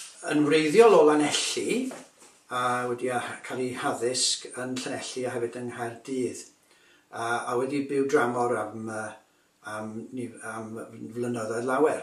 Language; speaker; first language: Welsh; native; Welsh